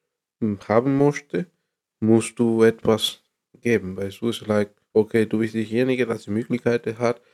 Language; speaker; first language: German; non-native, learner; Spanish